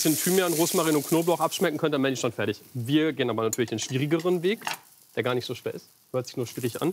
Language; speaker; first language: German; native; German